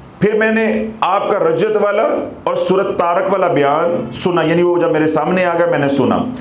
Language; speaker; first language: Urdu; non-native, local second language; Punjabi